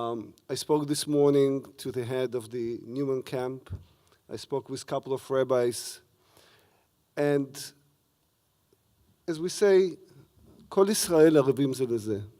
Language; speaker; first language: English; non-native, fluent; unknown